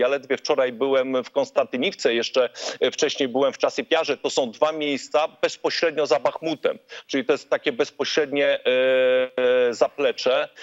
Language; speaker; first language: Polish; native; Polish